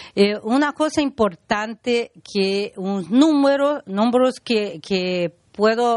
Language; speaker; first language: Spanish; non-native, learner; Portuguese